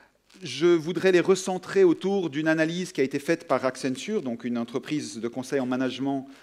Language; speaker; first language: French; native; French